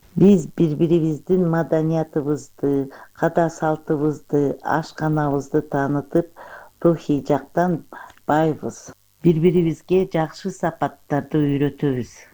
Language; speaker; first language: Kyrgyz; non-native, local second language; Uyghur